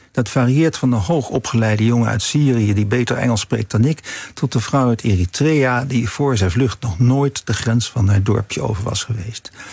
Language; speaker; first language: Dutch; native; Dutch